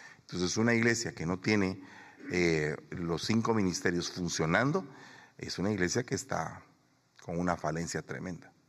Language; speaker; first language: Spanish; native; Spanish